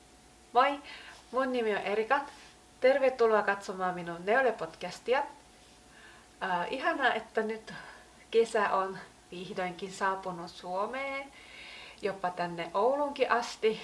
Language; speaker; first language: Finnish; native; Finnish